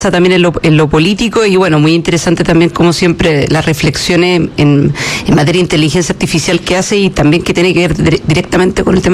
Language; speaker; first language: Spanish; native; Spanish